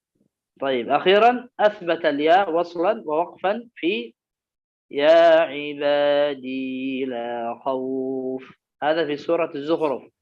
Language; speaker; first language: Arabic; native; Arabic